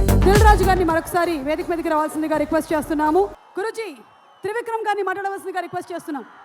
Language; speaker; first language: Telugu; native; Telugu